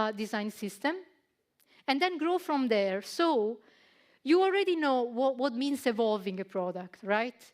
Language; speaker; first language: English; non-native, fluent; Italian